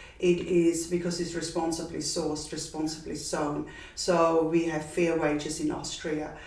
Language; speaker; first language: English; non-native, fluent; German